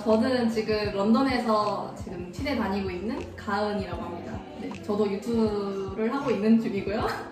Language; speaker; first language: Korean; early bilingual, heritage; Korean